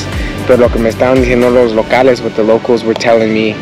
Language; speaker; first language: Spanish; early bilingual, heritage; English